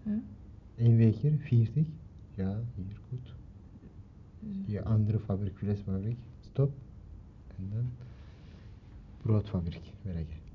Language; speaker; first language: Dutch; non-native, learner; Turkish